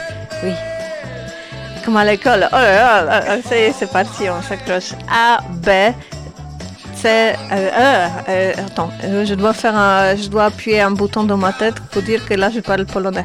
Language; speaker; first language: French; non-native, fluent; Polish